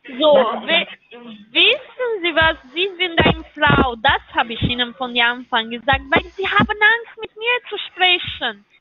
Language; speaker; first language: German; non-native, learner; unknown